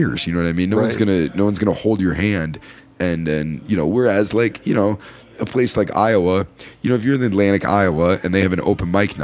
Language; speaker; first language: English; native; English